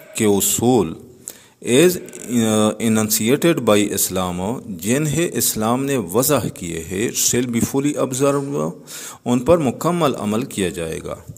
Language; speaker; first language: Urdu; native; Urdu